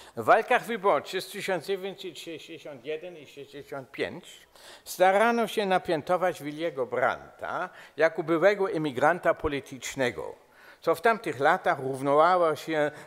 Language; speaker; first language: Polish; non-native, fluent; German